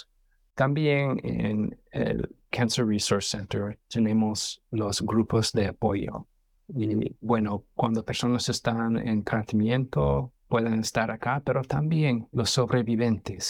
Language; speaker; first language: Spanish; non-native, fluent; English